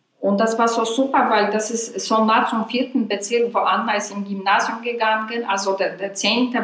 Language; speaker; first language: German; non-native, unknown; Polish